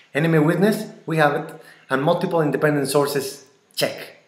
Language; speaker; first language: English; non-native, fluent; Spanish